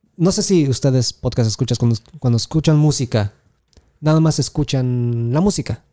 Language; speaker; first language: Spanish; early bilingual, heritage; Spanish